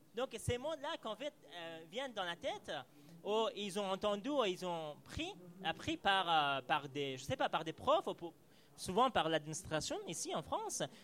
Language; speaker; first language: French; non-native, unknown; Persian